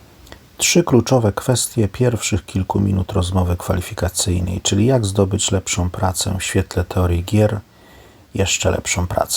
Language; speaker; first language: Polish; native; Polish